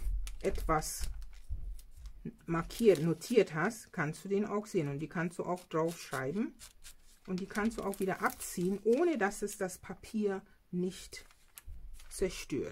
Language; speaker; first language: German; non-native, fluent; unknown